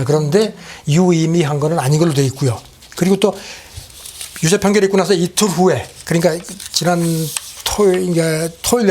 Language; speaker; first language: Korean; native; Korean